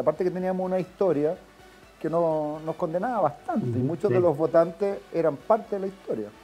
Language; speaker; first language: Spanish; native; Spanish